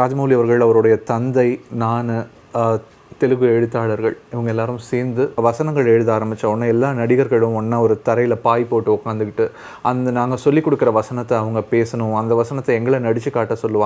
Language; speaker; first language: Tamil; native; Tamil